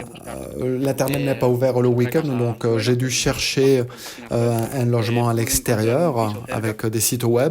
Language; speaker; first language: French; non-native, fluent; Spanish